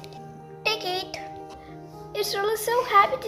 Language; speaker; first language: English; non-native, learner; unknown